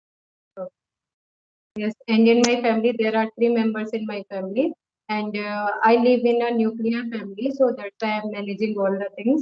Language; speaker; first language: English; non-native, local second language; Hindi